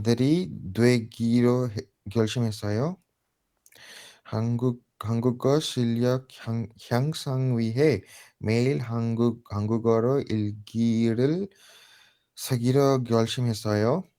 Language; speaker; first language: Korean; non-native, learner; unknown